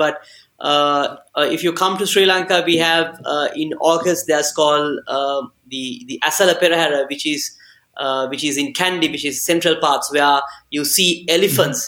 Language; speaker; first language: English; non-native, local second language; Sinhala